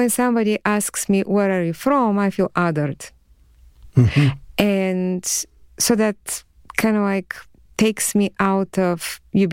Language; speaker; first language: English; non-native, fluent; Bulgarian